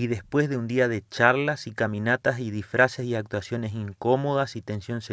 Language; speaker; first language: Spanish; native; Spanish